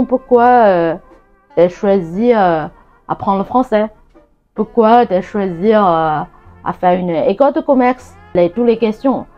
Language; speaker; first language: French; non-native, fluent; Chinese